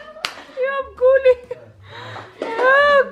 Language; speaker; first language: German; non-native, learner; Filipino